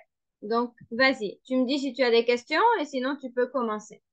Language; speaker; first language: French; non-native, fluent; Spanish